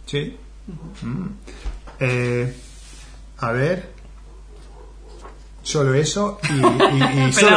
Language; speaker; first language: Spanish; non-native, fluent; English